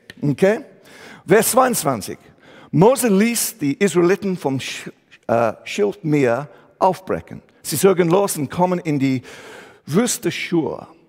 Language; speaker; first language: German; non-native, fluent; English